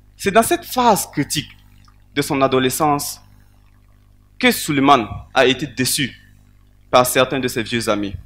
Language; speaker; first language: French; non-native, local second language; Mossi